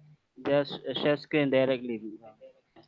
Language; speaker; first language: English; non-native, learner; Indonesian